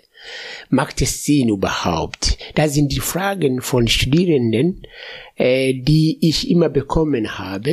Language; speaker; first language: German; non-native, fluent; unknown